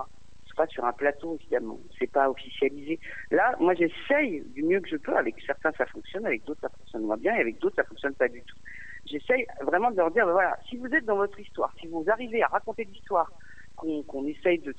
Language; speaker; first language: French; native; French